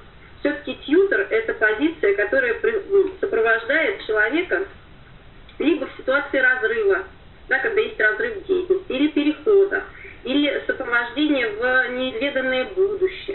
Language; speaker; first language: Russian; native; Russian